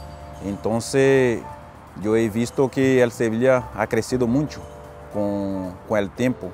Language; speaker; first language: Spanish; non-native, fluent; Portuguese